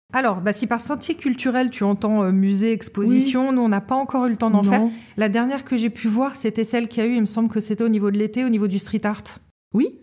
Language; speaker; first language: French; native; French